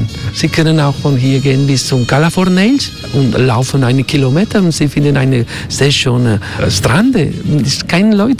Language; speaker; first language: German; non-native, learner; Spanish